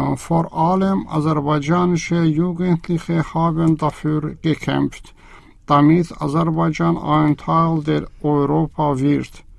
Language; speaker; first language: German; non-native, learner; Azerbaijani